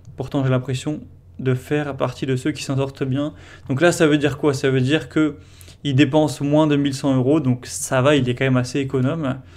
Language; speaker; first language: French; native; French